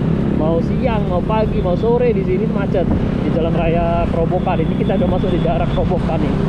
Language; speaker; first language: Indonesian; native; Indonesian